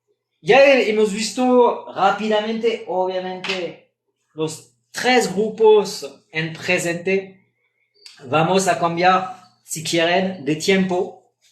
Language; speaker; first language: Spanish; non-native, fluent; French